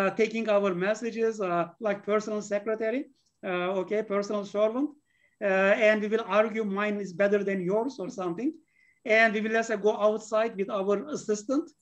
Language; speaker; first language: English; non-native, fluent; Turkish